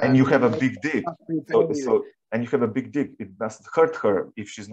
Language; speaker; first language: English; non-native, fluent; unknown